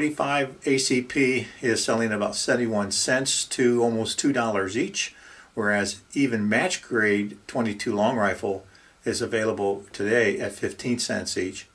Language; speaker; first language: English; native; English